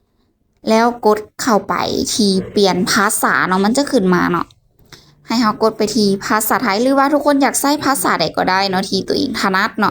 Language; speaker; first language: Thai; non-native, local second language; Lao